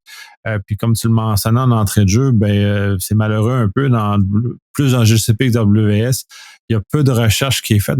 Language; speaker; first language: French; native; French